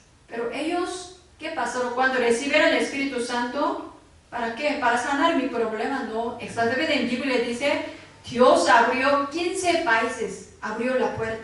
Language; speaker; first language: Spanish; non-native, learner; Korean